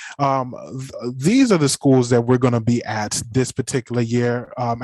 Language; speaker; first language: English; native; English